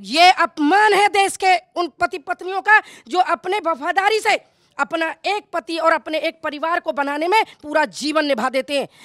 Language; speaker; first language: Hindi; native; Hindi